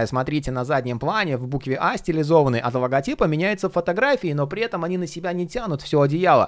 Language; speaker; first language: Russian; native; Russian